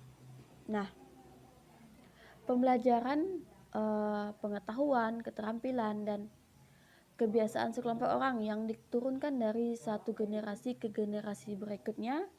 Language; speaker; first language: Indonesian; native; Indonesian